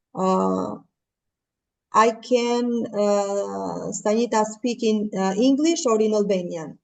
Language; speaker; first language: English; non-native, fluent; Albanian